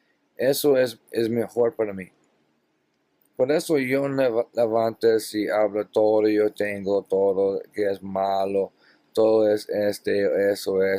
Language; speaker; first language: Spanish; non-native, learner; English